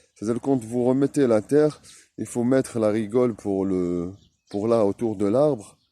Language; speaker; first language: French; non-native, local second language; Arabic